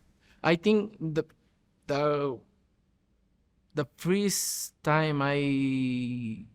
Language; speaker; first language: English; non-native, fluent; Spanish